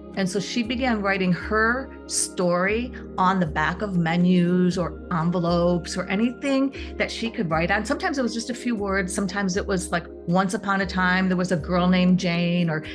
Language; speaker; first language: English; native; English